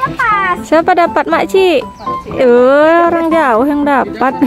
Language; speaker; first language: Malay; native; Malay